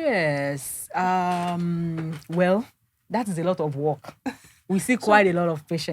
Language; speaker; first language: English; non-native, local second language; Yoruba